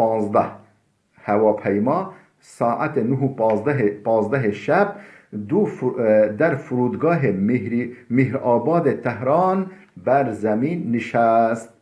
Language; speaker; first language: Persian; non-native, fluent; Turkish